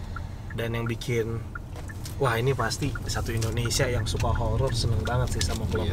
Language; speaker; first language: Indonesian; native; Indonesian